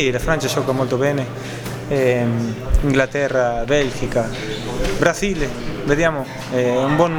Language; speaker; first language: Italian; non-native, fluent; Spanish